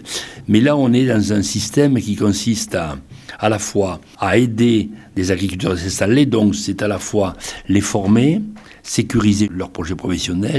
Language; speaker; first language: French; native; French